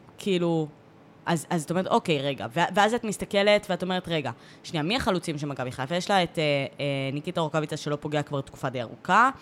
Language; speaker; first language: Hebrew; native; Hebrew